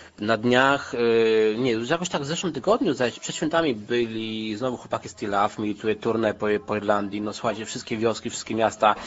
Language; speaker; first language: Polish; native; Polish